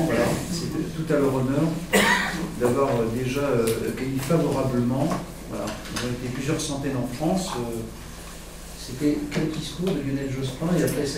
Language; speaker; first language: French; native; French